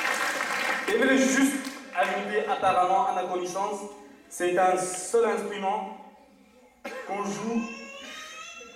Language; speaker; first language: French; non-native, fluent; Uzbek